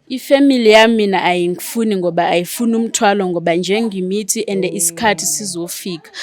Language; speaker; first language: Zulu; non-native, local second language; Xhosa